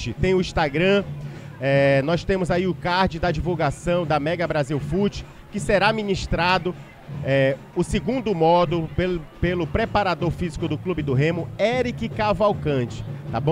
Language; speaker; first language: Portuguese; native; Portuguese